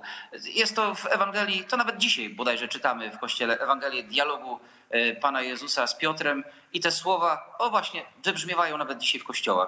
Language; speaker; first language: Polish; native; Polish